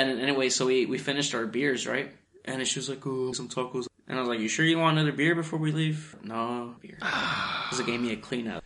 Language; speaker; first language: English; early bilingual, other home language; Spanish